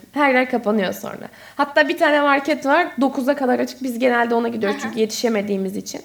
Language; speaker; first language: Turkish; native; Turkish